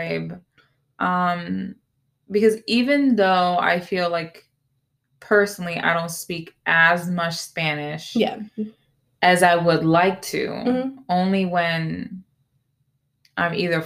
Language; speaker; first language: English; early bilingual, other home language; Spanish